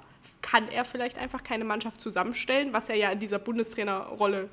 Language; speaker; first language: German; native; German